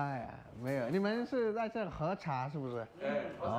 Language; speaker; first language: Chinese; non-native, fluent; English